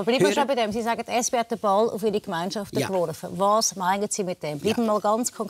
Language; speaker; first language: German; native; German